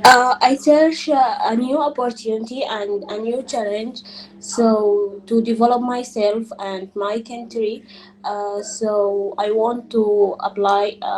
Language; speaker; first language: English; non-native, learner; Arabic